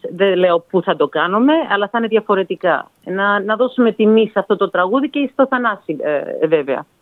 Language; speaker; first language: Greek; early bilingual, heritage; Greek